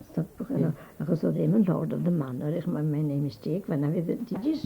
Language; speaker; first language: Welsh; native; Welsh